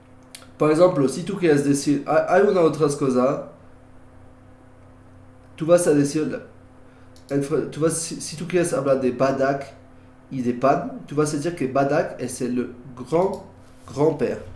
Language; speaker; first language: Spanish; non-native, learner; French